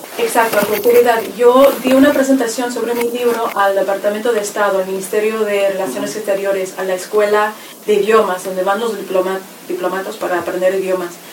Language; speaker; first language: Spanish; non-native, fluent; Russian